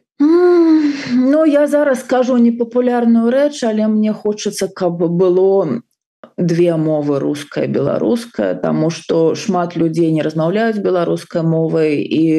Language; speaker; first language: Belarusian; non-native, local second language; Russian